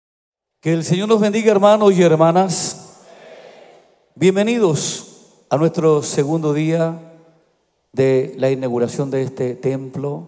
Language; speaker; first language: Spanish; native; Spanish